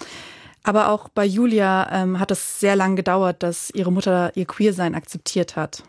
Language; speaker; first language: German; native; German